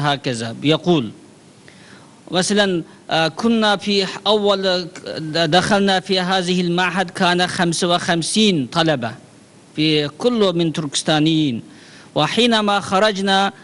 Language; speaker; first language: Arabic; non-native, learner; Uyghur